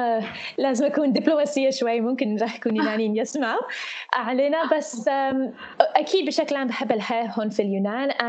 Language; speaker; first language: Arabic; non-native, fluent; English